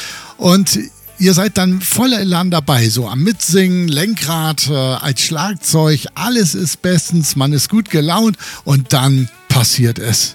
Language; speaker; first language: German; native; German